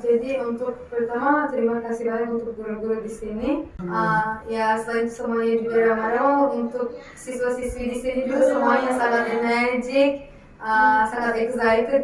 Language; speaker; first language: Indonesian; non-native, fluent; Turkish